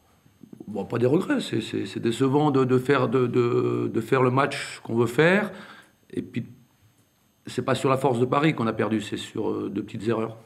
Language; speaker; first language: French; native; French